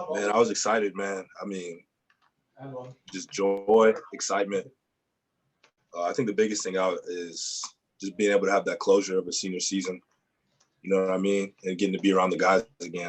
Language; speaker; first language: English; native; English